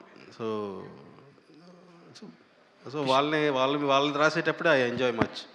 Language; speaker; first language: Telugu; native; Telugu